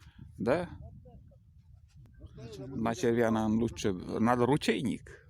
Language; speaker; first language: Russian; native; Russian